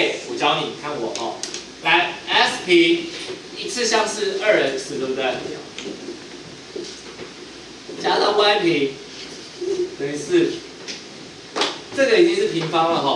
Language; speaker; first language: Chinese; native; Chinese